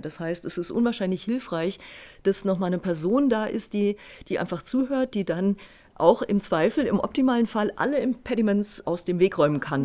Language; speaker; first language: German; native; German